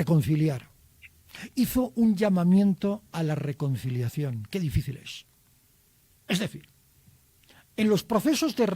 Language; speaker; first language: Spanish; native; Spanish